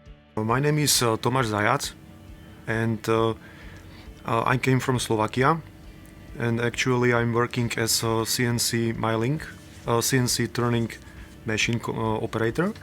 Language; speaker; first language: English; non-native, learner; Slovak